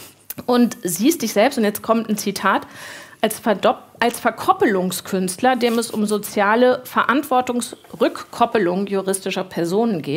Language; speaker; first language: German; native; German